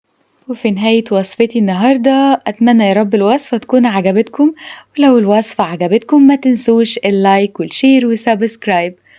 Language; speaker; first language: Arabic; native; Arabic